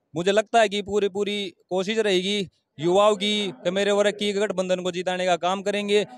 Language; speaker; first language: Hindi; native; Hindi